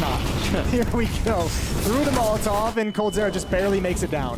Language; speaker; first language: English; native; English